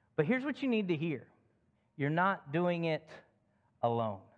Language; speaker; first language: English; native; English